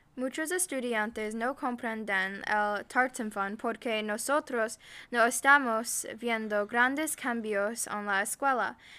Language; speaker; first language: Spanish; non-native, learner; English